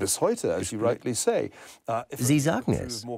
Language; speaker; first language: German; non-native, fluent; English